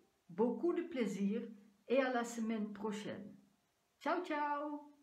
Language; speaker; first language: French; non-native, fluent; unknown